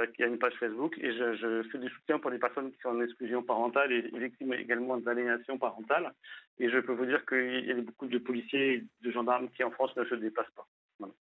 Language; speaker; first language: French; native; French